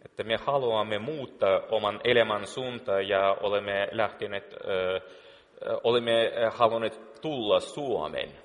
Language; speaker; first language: Finnish; non-native, fluent; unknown